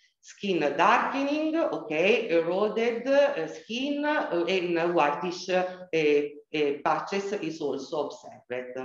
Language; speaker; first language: English; non-native, learner; Italian